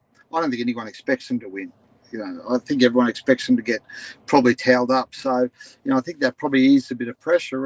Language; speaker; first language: English; native; English